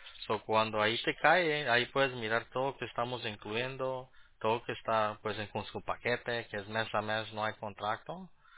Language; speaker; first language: Spanish; early bilingual, heritage; Spanish